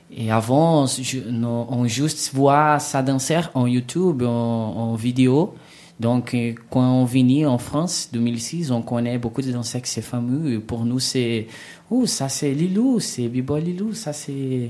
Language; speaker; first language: French; non-native, learner; Portuguese